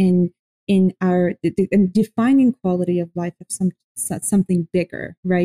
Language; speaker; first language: English; non-native, fluent; Persian